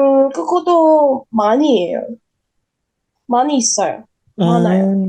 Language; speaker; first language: Korean; non-native, learner; Indonesian